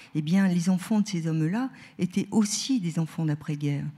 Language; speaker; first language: French; native; French